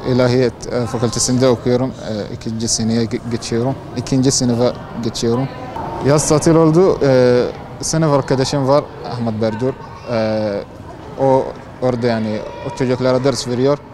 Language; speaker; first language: Turkish; non-native, learner; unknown